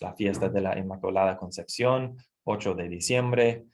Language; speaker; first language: Spanish; non-native, fluent; English